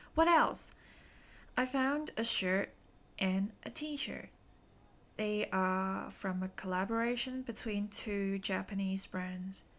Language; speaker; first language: English; non-native, local second language; Cantonese